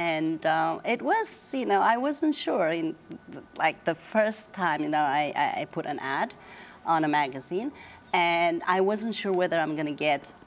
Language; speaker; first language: English; non-native, fluent; Amharic